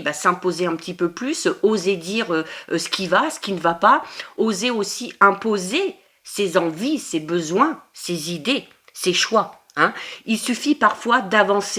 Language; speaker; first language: French; native; French